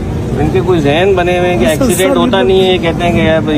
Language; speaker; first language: Urdu; native; Urdu